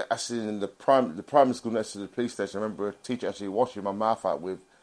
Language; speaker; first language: English; native; English